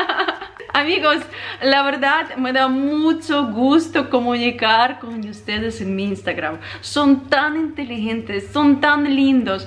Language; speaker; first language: Spanish; non-native, fluent; Ukrainian